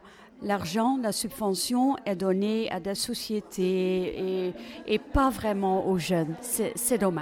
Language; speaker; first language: French; non-native, fluent; Dutch